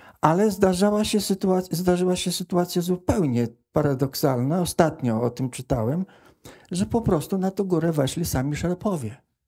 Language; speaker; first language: Polish; native; Polish